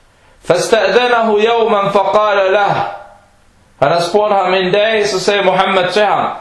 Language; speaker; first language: Danish; non-native, fluent; Arabic